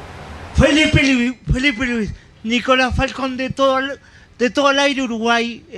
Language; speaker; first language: Spanish; native; Spanish